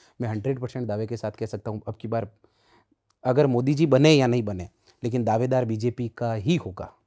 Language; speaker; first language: Hindi; native; Hindi